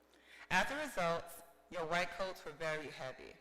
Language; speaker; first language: English; native; English